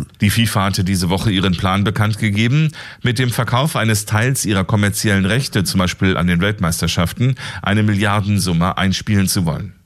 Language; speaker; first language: German; native; German